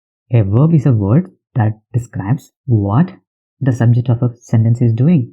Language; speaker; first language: English; non-native, local second language; Malayalam